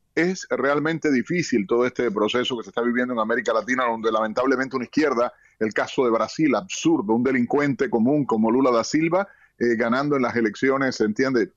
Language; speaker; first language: Spanish; native; Spanish